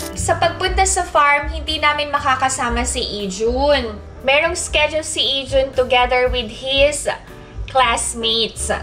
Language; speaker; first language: Filipino; native; Filipino